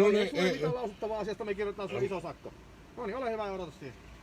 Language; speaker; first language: Finnish; native; Finnish